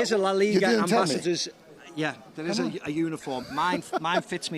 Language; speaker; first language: English; native; English